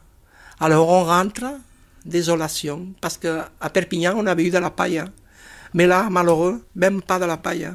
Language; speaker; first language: French; non-native, fluent; Catalan